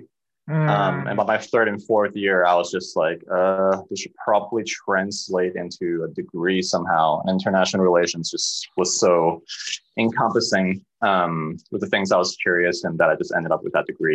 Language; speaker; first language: English; early bilingual, other home language; Cantonese